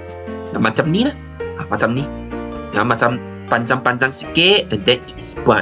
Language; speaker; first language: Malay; non-native, local second language; Chinese